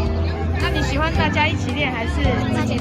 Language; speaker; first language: Chinese; native; Chinese